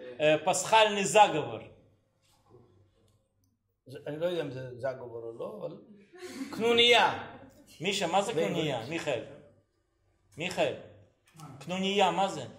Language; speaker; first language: Hebrew; early bilingual, other home language; Ladino